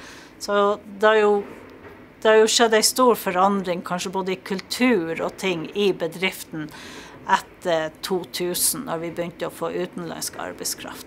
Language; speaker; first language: Norwegian; native; Norwegian